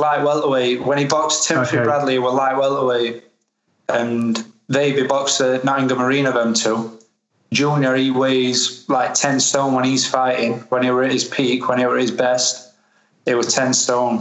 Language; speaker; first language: English; native; English